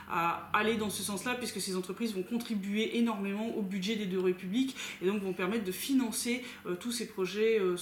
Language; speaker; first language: French; native; French